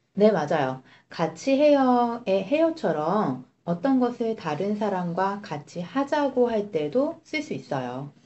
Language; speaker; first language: Korean; native; Korean